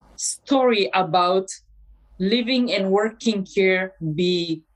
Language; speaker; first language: English; non-native, fluent; Amharic